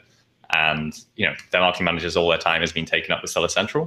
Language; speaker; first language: English; native; English